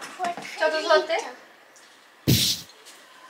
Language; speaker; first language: French; non-native, fluent; Japanese